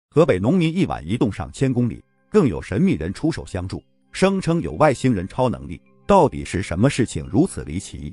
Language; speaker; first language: Chinese; native; Chinese